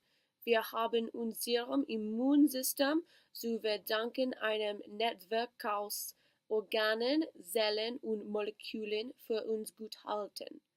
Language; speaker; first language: German; non-native, learner; English